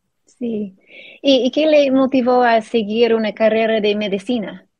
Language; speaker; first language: Spanish; non-native, fluent; English